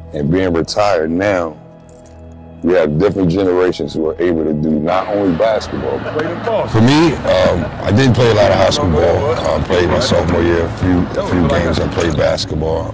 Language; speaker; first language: English; native; English